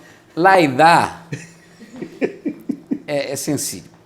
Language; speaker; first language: Spanish; non-native, fluent; Portuguese